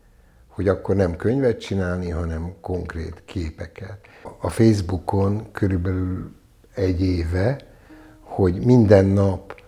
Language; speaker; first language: Hungarian; native; Hungarian